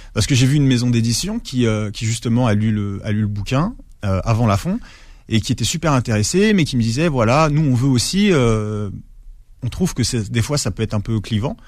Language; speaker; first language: French; native; French